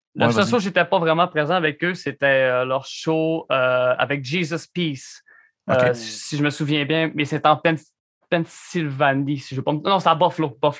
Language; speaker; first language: French; native; French